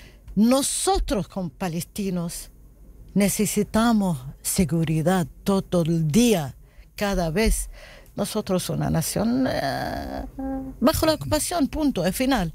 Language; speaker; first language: Spanish; non-native, learner; Arabic